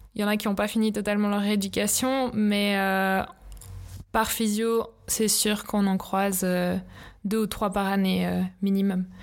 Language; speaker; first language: French; native; French